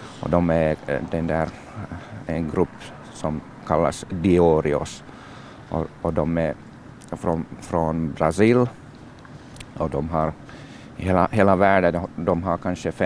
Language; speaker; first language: Swedish; non-native, learner; Finnish